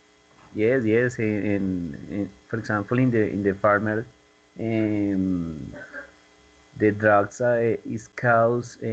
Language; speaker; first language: English; non-native, learner; Spanish